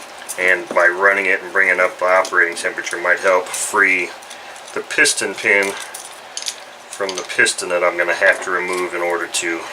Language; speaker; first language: English; native; English